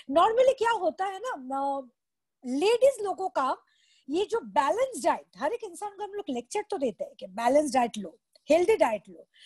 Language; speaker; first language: Hindi; non-native, local second language; Bangla